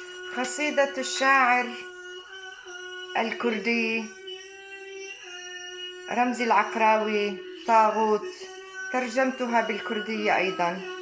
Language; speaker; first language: Arabic; non-native, local second language; Kurdish